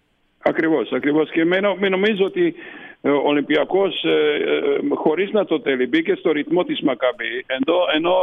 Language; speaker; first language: Greek; non-native, fluent; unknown